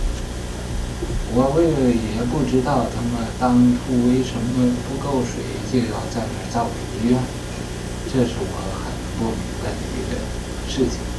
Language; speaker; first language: Chinese; native; Chinese